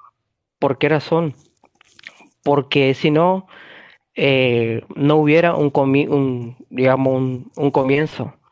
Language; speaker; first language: Spanish; native; Spanish